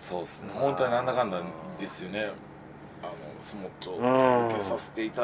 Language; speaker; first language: Japanese; native; Japanese